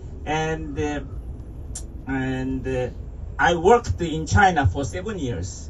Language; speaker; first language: English; non-native, fluent; Korean